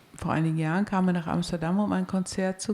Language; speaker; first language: German; native; German